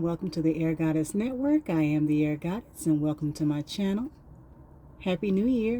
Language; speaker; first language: English; native; English